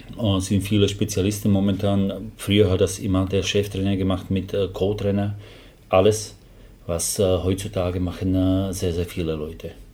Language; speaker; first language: German; non-native, fluent; Slovak